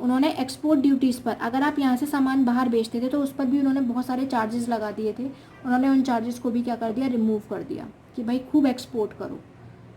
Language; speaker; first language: Hindi; native; Hindi